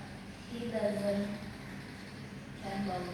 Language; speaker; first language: English; non-native, learner; Indonesian